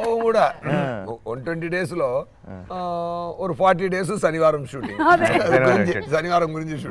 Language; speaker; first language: Telugu; non-native, learner; Tamil